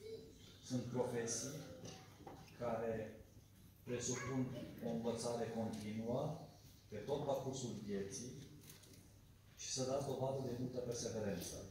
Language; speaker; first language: Romanian; native; Romanian